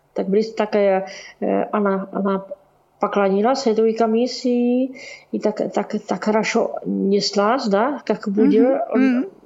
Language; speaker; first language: Russian; non-native, learner; Czech